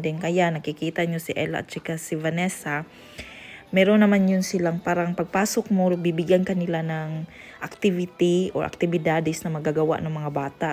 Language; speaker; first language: Filipino; non-native, local second language; Cebuano